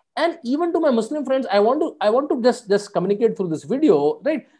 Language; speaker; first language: English; non-native, local second language; Hindi